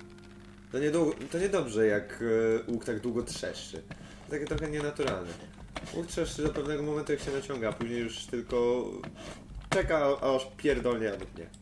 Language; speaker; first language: Polish; native; Polish